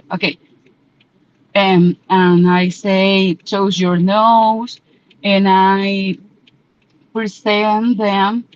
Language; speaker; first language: English; non-native, learner; Spanish